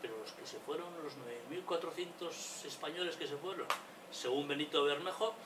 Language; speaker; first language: Spanish; non-native, local second language; Basque